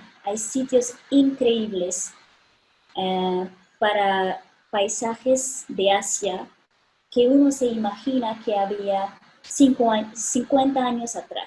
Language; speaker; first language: Spanish; non-native, fluent; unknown